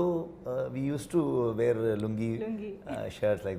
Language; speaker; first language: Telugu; non-native, learner; Kannada